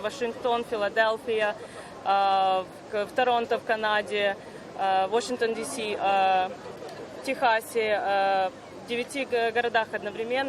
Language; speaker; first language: Russian; non-native, local second language; Ukrainian